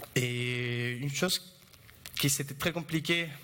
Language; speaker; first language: French; non-native, fluent; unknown